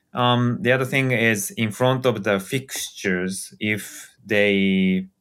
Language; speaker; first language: English; non-native, fluent; Japanese